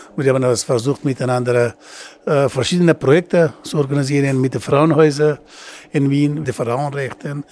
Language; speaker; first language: German; non-native, learner; Persian